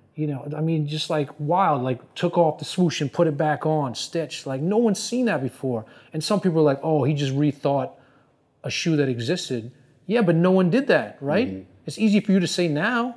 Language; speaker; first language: English; native; English